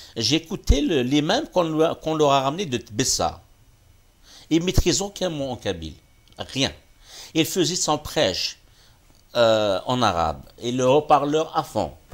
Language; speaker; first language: French; non-native, local second language; Kabyle